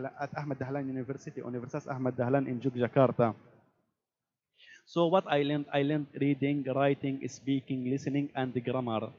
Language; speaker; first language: English; non-native, learner; Arabic